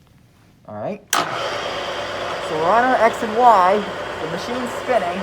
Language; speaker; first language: English; native; English